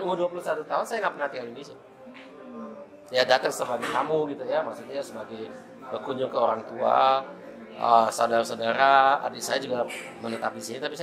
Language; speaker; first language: Indonesian; early bilingual, heritage; German